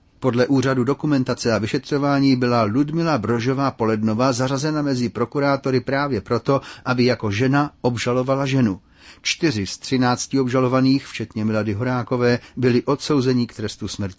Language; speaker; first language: Czech; native; Czech